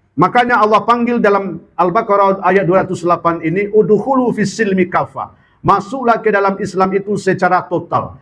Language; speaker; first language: Malay; non-native, local second language; Minangkabau